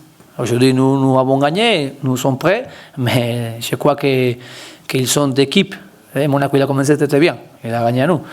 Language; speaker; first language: French; non-native, learner; Spanish